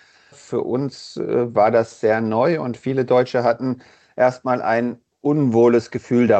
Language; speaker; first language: German; native; German